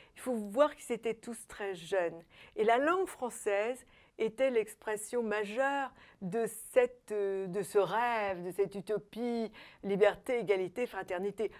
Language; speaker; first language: French; native; French